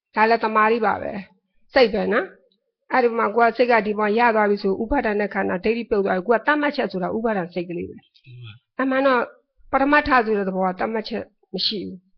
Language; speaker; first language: Burmese; native; Burmese